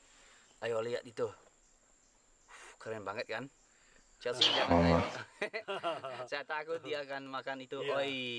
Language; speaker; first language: Indonesian; non-native, learner; English